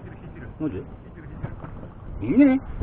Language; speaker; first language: Japanese; native; Japanese